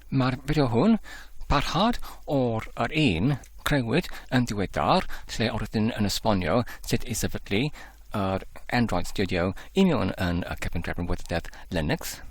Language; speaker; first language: Welsh; non-native, learner; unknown